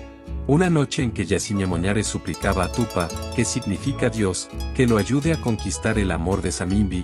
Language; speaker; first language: Spanish; native; Spanish